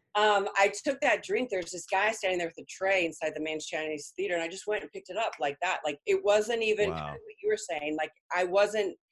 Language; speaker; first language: English; early bilingual, other home language; Spanish